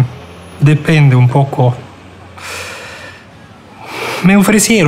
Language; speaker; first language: Spanish; non-native, fluent; Romanian